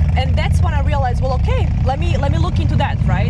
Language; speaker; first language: English; non-native, fluent; Serbian